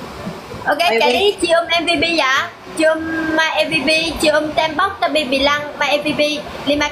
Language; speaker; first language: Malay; non-native, fluent; Vietnamese